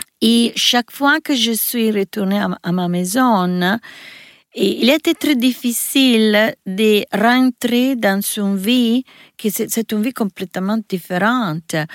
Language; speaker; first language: French; non-native, learner; Italian